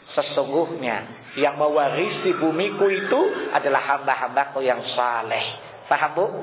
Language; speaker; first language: Indonesian; non-native, local second language; Sundanese